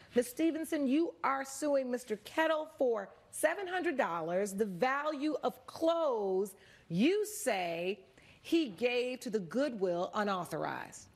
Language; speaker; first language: English; native; English